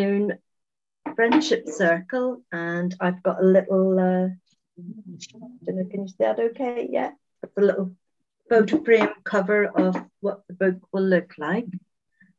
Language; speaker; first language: English; native; English